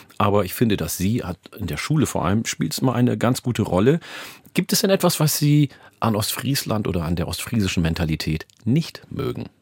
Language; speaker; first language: German; early bilingual, other home language; Oromo